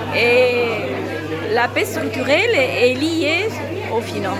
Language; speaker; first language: French; non-native, fluent; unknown